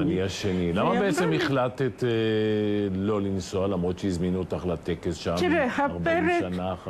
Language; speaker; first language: Hebrew; native; Hebrew